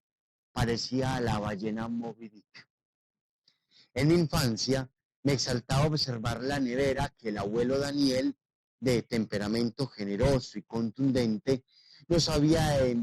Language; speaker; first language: Spanish; native; Spanish